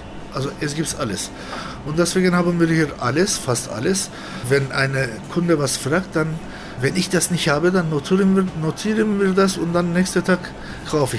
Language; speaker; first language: German; non-native, fluent; Turkish